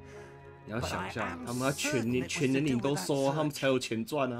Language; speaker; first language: Chinese; native; Chinese